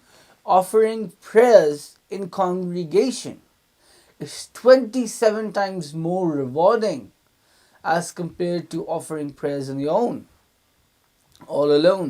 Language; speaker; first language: English; non-native, local second language; Urdu